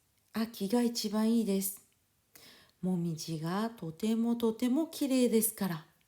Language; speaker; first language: Japanese; non-native, fluent; French